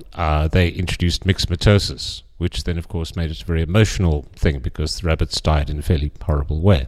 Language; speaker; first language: English; native; English